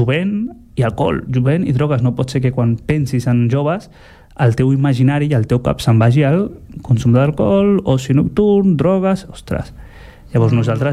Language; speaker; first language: Catalan; non-native, fluent; Berber languages